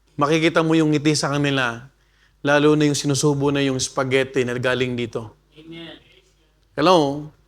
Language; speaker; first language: Filipino; non-native, local second language; Bikol